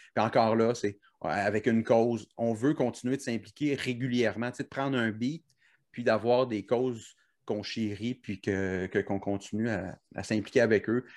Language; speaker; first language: French; native; French